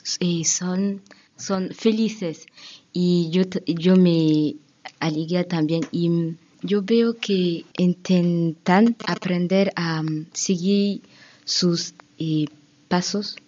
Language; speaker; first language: Spanish; non-native, learner; French